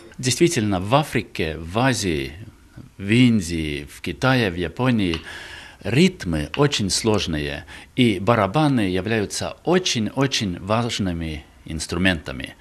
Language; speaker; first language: Russian; non-native, fluent; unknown